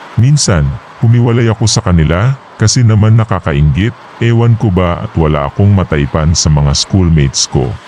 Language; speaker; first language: Filipino; native; Filipino